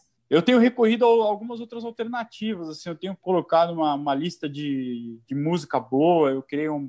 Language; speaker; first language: Portuguese; native; Portuguese